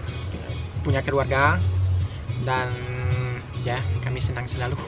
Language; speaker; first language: Indonesian; non-native, fluent; French